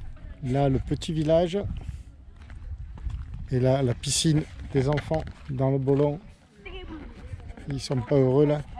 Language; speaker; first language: French; native; French